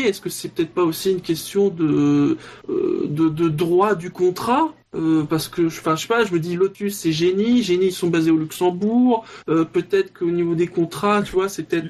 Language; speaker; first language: French; native; French